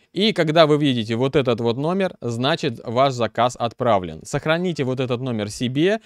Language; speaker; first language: Russian; native; Russian